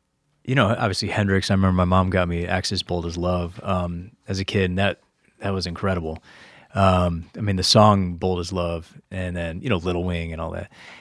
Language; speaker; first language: English; native; English